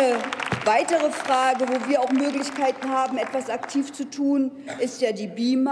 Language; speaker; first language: German; native; German